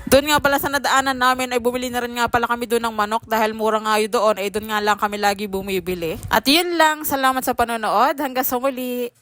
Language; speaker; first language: Filipino; native; Filipino